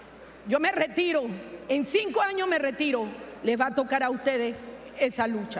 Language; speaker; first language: Spanish; native; Spanish